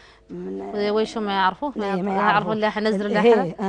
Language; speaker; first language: Arabic; native; Arabic